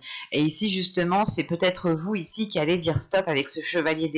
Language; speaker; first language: French; native; French